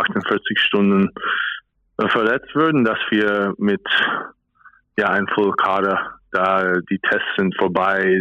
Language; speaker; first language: German; non-native, fluent; English